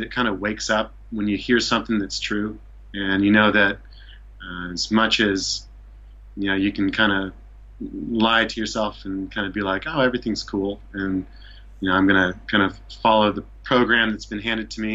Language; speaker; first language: English; native; English